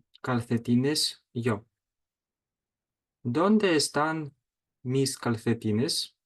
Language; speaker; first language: Spanish; non-native, fluent; Ukrainian